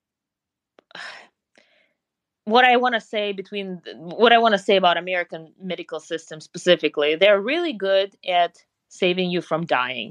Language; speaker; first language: English; non-native, fluent; Russian